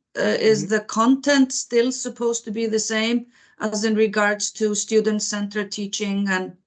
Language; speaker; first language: English; non-native, fluent; Icelandic